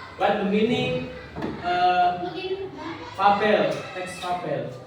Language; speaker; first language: English; non-native, learner; Indonesian